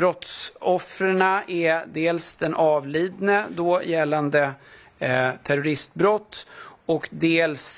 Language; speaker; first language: Swedish; native; Swedish